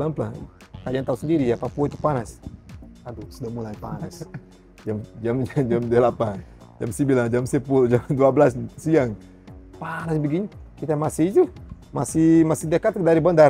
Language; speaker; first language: Indonesian; non-native, learner; Portuguese